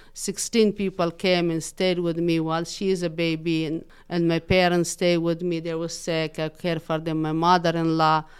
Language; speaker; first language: English; non-native, fluent; Persian